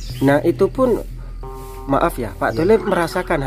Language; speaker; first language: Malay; non-native, local second language; Javanese